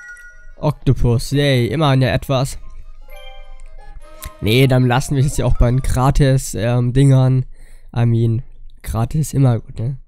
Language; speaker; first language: German; native; German